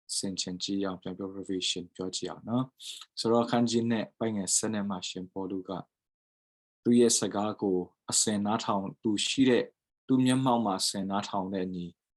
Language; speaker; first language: Burmese; non-native, local second language; Tedim Chin